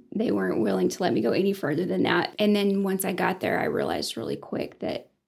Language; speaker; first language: English; native; English